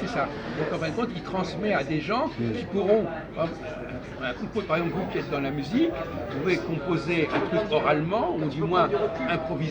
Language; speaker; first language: French; native; French